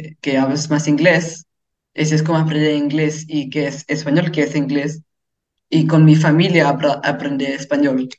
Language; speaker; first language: Spanish; early bilingual, heritage; English